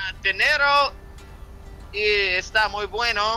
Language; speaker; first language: Spanish; non-native, learner; English